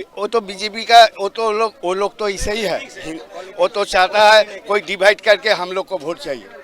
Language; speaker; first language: Hindi; non-native, local second language; Bangla